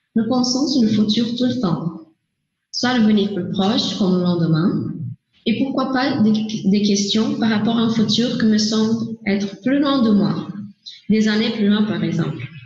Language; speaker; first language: French; non-native, learner; Portuguese